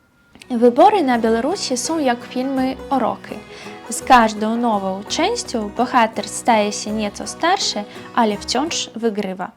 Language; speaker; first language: Polish; non-native, fluent; Belarusian